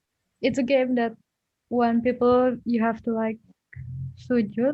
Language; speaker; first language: English; non-native, fluent; Indonesian